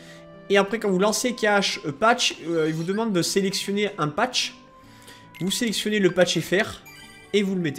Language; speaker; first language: French; native; French